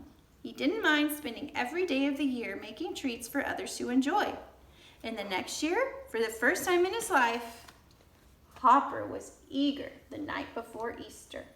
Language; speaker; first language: English; native; English